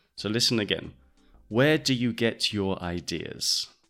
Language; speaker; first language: English; native; English